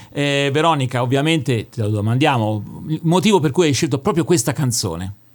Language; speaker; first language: Italian; native; Italian